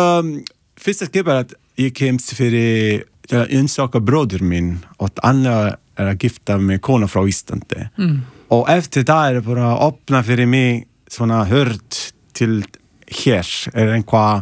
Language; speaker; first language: Icelandic; non-native, learner; Italian